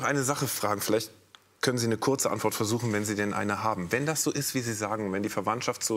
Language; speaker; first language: German; native; German